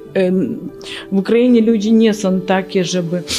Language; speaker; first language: Polish; non-native, fluent; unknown